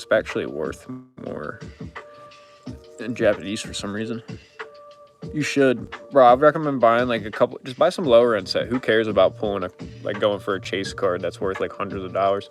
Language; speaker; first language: English; native; English